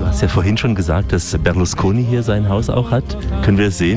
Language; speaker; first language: German; native; German